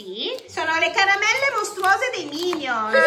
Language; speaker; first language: Italian; native; Italian